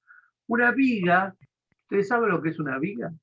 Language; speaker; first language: Spanish; native; Spanish